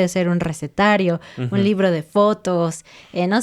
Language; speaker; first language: Spanish; native; Spanish